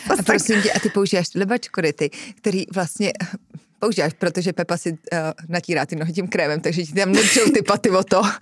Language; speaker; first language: Czech; native; Czech